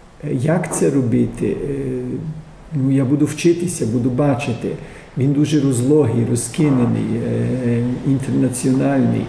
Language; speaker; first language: Ukrainian; early bilingual, heritage; Ukrainian